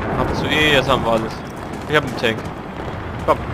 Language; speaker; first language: German; native; German